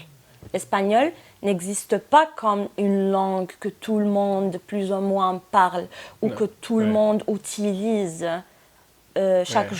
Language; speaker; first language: French; non-native, local second language; Arabic